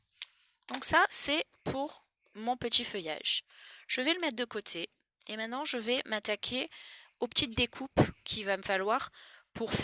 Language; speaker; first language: French; native; French